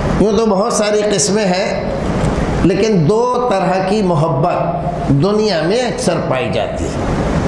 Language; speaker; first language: Urdu; native; Urdu